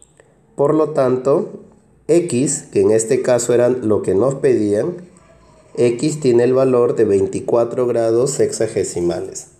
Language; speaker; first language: Spanish; native; Spanish